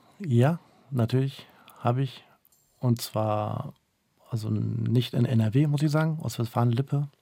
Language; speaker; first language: German; early bilingual, other home language; Kurdish